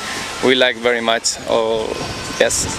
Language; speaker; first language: English; non-native, learner; Spanish